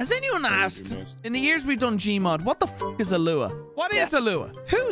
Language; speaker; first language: English; native; English